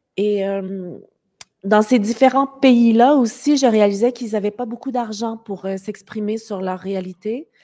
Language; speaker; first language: French; native; French